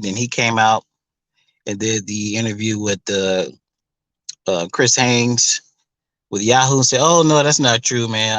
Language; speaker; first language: English; native; English